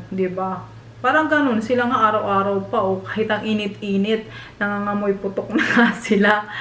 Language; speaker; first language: Filipino; native; Filipino